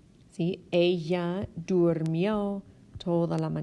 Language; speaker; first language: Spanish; non-native, fluent; English